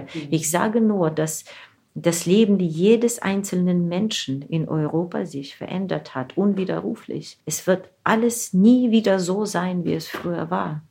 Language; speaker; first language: German; non-native, fluent; Ukrainian